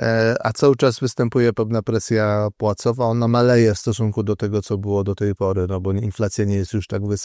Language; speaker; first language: Polish; native; Polish